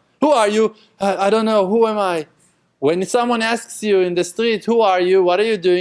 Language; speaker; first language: English; non-native, fluent; Hebrew